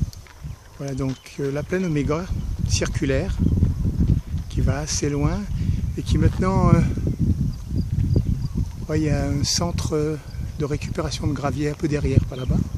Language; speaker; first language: French; native; French